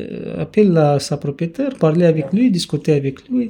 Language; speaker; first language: French; non-native, learner; Romanian